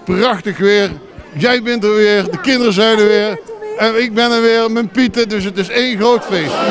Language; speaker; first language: Dutch; native; Dutch